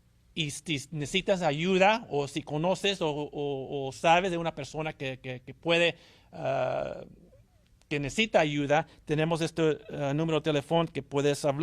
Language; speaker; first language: Spanish; early bilingual, heritage; Spanish